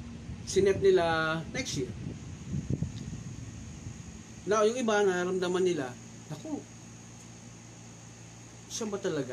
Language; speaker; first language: Filipino; native; Filipino